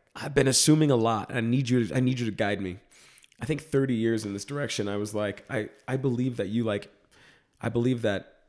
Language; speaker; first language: English; native; English